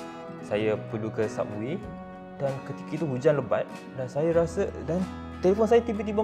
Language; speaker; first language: Malay; native; Malay